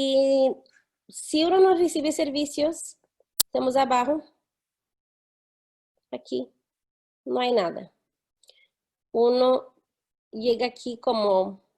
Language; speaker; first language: Spanish; non-native, fluent; English